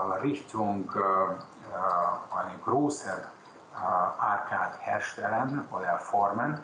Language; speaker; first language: German; non-native, local second language; Hungarian